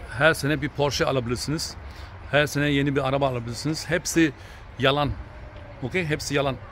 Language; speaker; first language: Turkish; early bilingual, heritage; Turkish